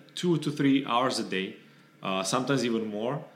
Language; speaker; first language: English; non-native, fluent; Serbian